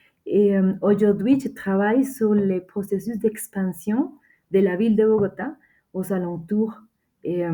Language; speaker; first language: French; non-native, fluent; Spanish